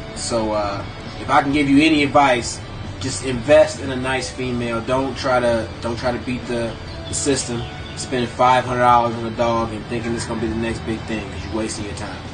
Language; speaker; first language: English; native; English